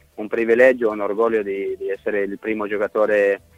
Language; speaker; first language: Italian; non-native, fluent; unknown